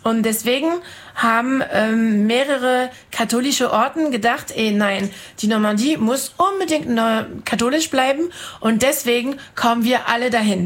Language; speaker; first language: German; non-native, fluent; French